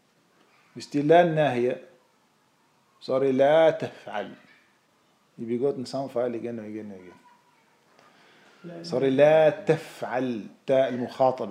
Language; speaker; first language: Danish; non-native, fluent; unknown